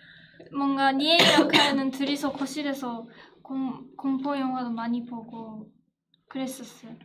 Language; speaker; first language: Korean; non-native, fluent; Japanese